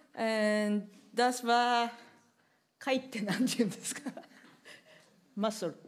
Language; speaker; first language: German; non-native, learner; Japanese